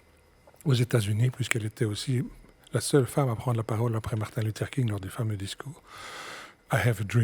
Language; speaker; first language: French; native; French